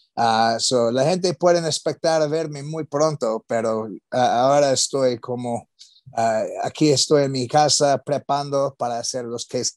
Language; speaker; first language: Spanish; non-native, learner; English